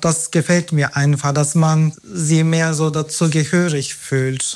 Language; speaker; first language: German; non-native, fluent; Turkish